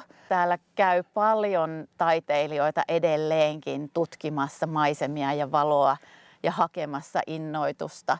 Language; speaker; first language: Finnish; native; Finnish